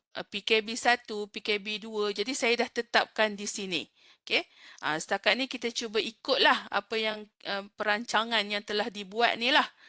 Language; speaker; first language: Malay; native; Malay